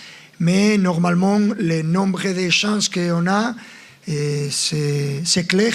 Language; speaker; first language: French; non-native, fluent; Spanish